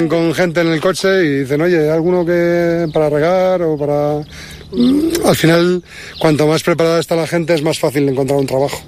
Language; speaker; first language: Spanish; native; Spanish